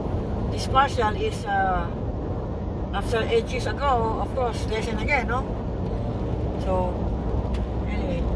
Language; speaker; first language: English; non-native, learner; Filipino